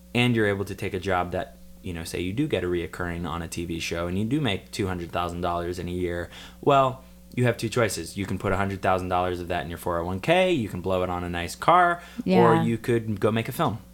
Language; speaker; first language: English; native; English